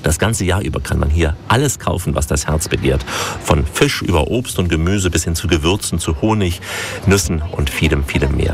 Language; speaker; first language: German; native; German